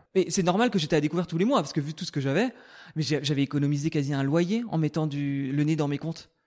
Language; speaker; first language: French; native; French